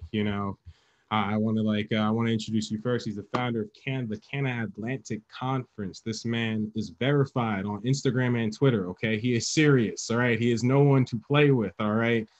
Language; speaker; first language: English; native; English